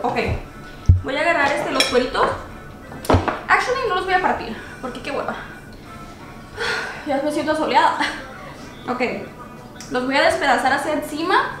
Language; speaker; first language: Spanish; early bilingual, heritage; Spanish